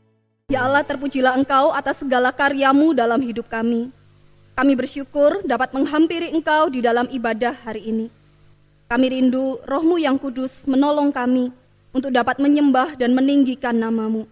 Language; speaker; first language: Indonesian; native; Indonesian